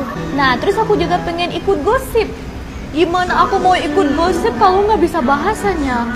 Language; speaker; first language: Indonesian; non-native, fluent; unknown